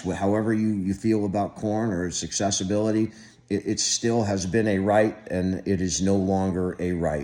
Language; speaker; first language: English; native; English